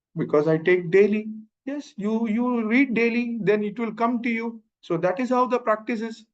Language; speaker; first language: English; non-native, local second language; Malayalam